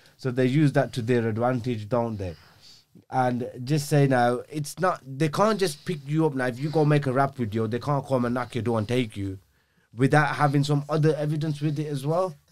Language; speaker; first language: English; native; English